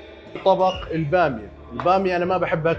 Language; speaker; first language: Arabic; native; Arabic